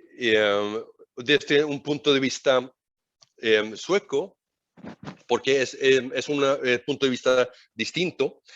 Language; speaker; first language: Spanish; non-native, fluent; Swedish